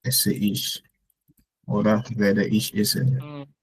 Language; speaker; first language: German; non-native, fluent; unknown